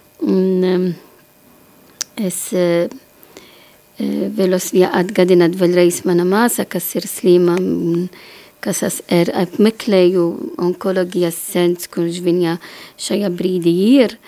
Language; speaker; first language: Latvian; non-native, learner; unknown